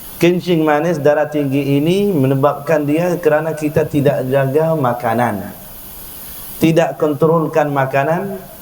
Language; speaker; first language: Malay; non-native, fluent; Arabic